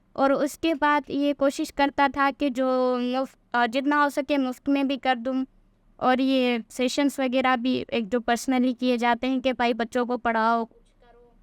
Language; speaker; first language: Urdu; non-native, local second language; Sindhi